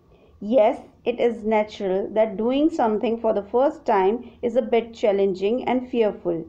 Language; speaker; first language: English; non-native, local second language; Hindi